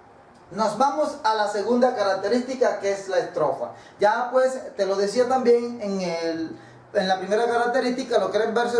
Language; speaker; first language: Spanish; native; Spanish